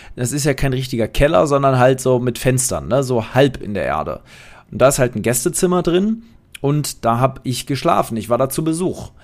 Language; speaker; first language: German; non-native, fluent; Polish